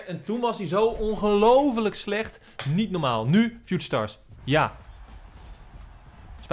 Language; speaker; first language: Dutch; native; Dutch